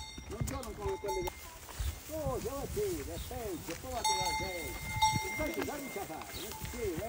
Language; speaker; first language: Italian; native; Italian